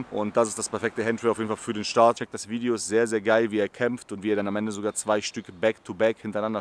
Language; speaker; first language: German; native; German